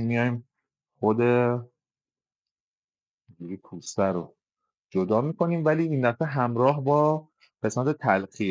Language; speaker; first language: Persian; native; Persian